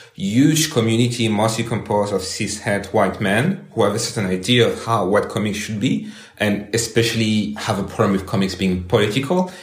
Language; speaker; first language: English; non-native, fluent; French